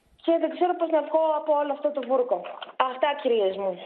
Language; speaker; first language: Greek; early bilingual, other home language; Russian